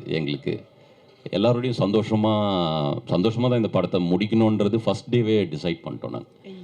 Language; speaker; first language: Tamil; native; Tamil